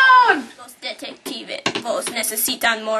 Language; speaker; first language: Spanish; non-native, learner; English